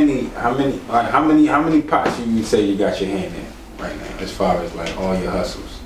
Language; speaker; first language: English; native; English